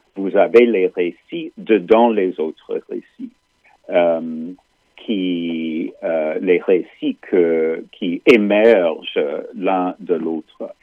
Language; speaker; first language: French; non-native, fluent; English